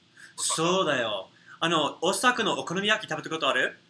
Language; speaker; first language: Japanese; non-native, fluent; English